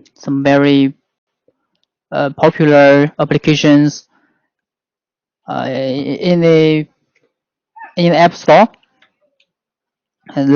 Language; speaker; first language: English; non-native, learner; Chinese